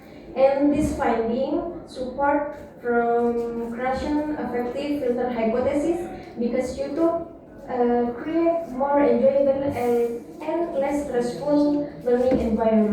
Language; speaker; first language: English; non-native, fluent; Indonesian